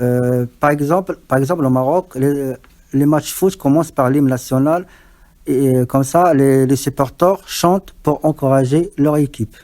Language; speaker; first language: French; non-native, learner; Arabic